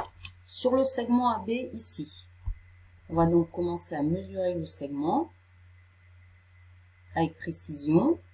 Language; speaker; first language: French; native; French